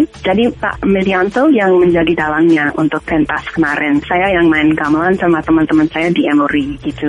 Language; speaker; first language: Indonesian; non-native, fluent; English